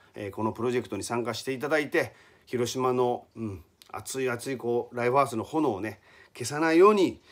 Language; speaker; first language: Japanese; native; Japanese